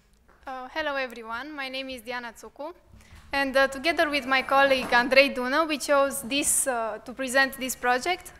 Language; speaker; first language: English; non-native, fluent; Romanian